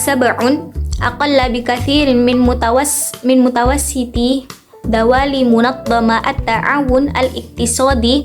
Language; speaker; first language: Arabic; non-native, learner; Indonesian